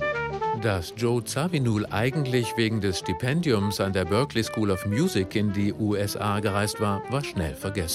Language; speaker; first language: German; native; German